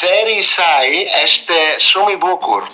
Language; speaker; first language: Albanian; non-native, learner; Greek